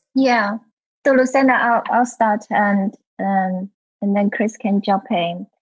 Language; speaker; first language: English; non-native, fluent; Chinese